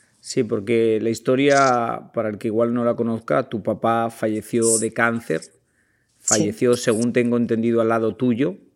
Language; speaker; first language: Spanish; native; Spanish